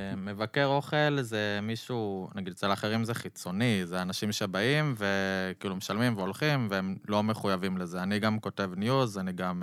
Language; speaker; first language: Hebrew; native; Hebrew